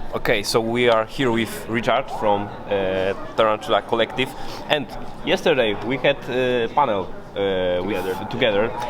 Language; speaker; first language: English; non-native, fluent; Polish